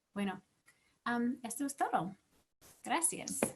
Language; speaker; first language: Spanish; non-native, fluent; English